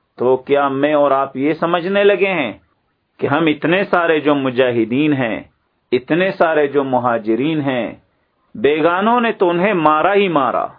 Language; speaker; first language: Urdu; native; Urdu